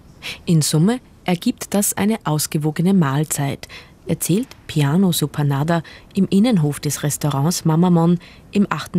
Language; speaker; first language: German; native; German